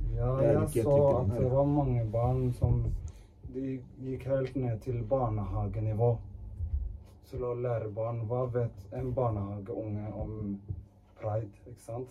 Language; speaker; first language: Norwegian; early bilingual, other home language; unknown